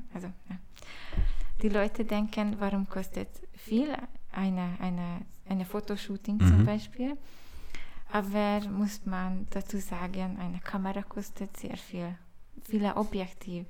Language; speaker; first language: German; non-native, learner; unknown